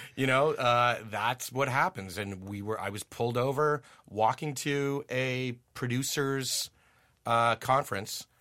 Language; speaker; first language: English; native; English